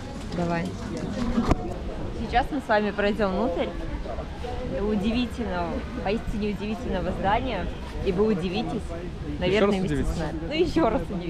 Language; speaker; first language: Russian; native; Russian